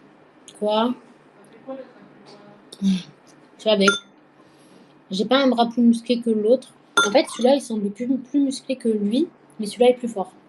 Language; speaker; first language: French; native; French